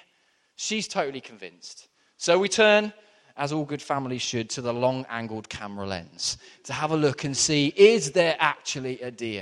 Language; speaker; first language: English; native; English